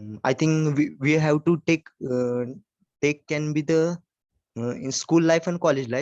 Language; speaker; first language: English; non-native, learner; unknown